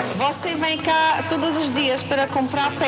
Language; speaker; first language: Portuguese; non-native, learner; French